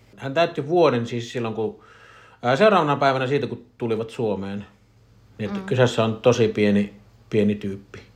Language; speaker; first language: Finnish; native; Finnish